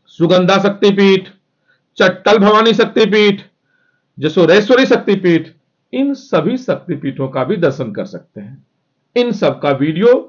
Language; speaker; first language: Hindi; native; Hindi